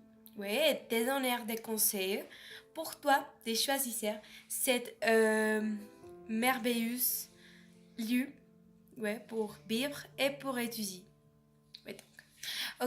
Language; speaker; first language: French; non-native, learner; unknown